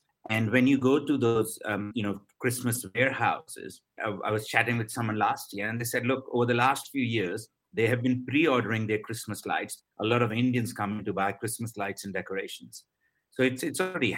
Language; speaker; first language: English; non-native, local second language; Hindi